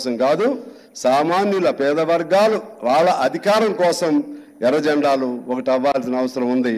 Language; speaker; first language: Telugu; native; Telugu